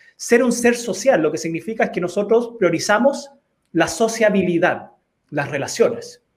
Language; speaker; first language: Spanish; early bilingual, heritage; Spanish